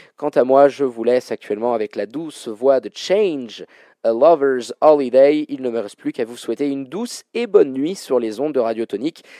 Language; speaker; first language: French; native; French